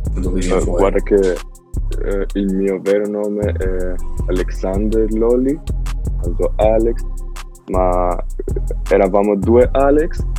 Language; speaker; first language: Italian; non-native, learner; Albanian